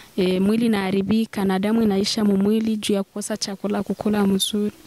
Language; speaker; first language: Swahili; native; Swahili